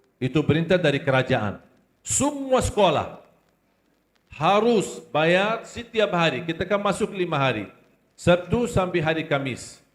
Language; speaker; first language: Malay; non-native, fluent; Arabic